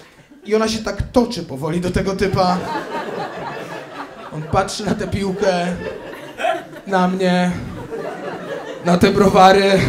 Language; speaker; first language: Polish; native; Polish